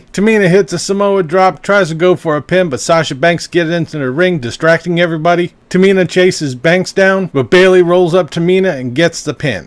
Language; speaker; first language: English; native; English